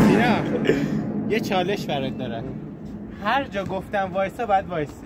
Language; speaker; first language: Persian; native; Persian